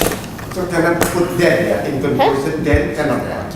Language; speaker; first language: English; non-native, learner; Indonesian